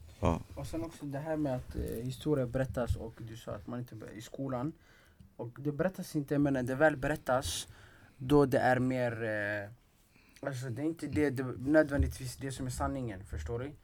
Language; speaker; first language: Swedish; non-native, fluent; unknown